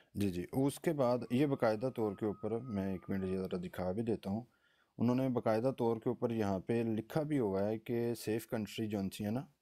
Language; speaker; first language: Urdu; native; Urdu